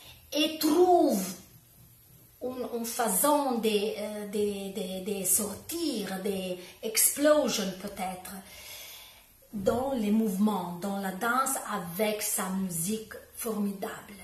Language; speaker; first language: French; non-native, learner; Italian